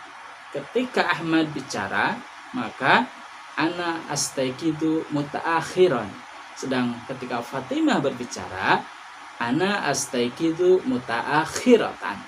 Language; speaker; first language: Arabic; non-native, fluent; Indonesian